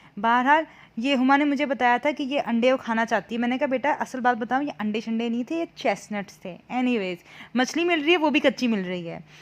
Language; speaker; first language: Urdu; native; Urdu